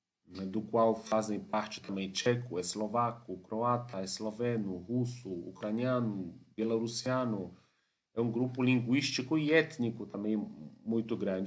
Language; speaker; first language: Portuguese; non-native, fluent; Polish